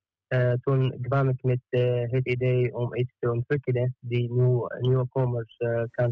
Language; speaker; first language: Dutch; non-native, learner; Arabic